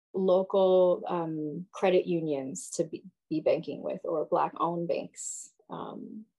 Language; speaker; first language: English; early bilingual, other home language; Yoruba